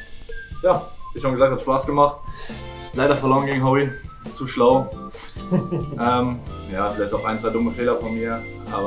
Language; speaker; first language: German; native; German